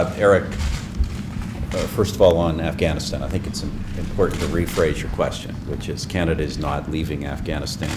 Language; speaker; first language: English; native; English